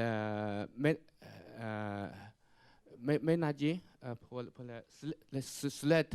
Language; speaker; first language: French; non-native, learner; Chinese